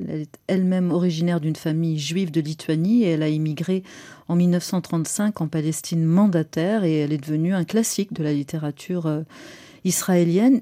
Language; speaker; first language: French; native; French